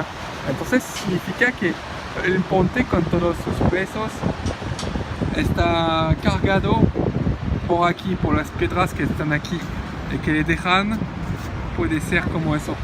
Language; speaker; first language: Spanish; non-native, learner; French